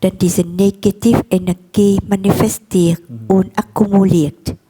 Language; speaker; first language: German; non-native, fluent; Vietnamese